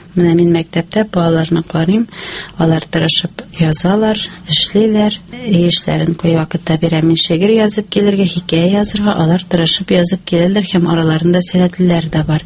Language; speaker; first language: Tatar; native; Tatar